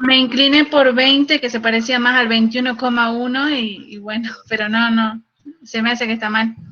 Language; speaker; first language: Spanish; native; Spanish